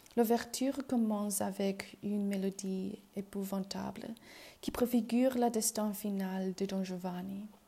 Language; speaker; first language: French; non-native, learner; Chinese